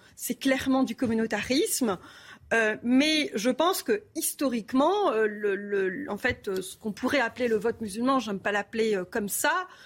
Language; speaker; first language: French; non-native, local second language; Arabic